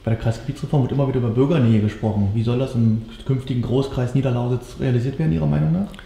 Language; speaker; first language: German; native; German